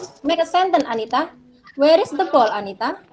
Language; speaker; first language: English; non-native, fluent; Indonesian